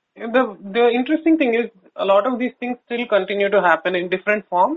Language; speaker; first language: English; non-native, local second language; Kannada